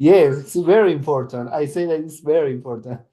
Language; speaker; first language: English; non-native, learner; Spanish